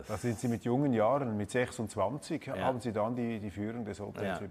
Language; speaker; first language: German; native; German